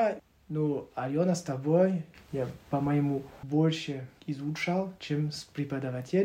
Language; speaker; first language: Russian; non-native, learner; French